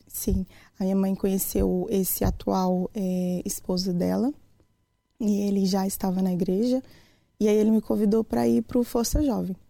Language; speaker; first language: Portuguese; native; Portuguese